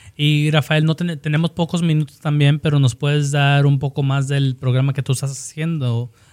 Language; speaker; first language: Spanish; early bilingual, heritage; Spanish